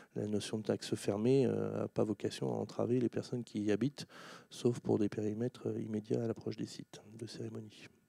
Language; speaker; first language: French; native; French